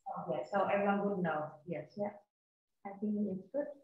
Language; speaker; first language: English; non-native, fluent; Vietnamese